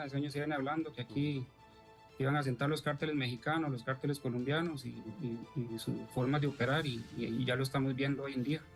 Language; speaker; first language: Spanish; native; Spanish